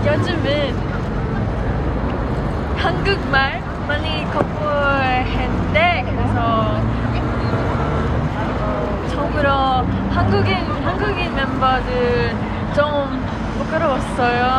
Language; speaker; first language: Korean; non-native, learner; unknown